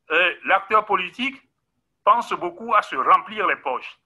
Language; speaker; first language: French; non-native, local second language; Ewe